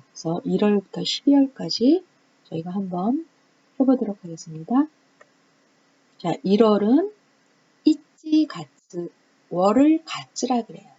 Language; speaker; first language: Korean; native; Korean